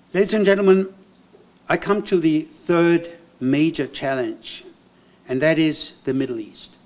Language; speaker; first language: English; non-native, fluent; German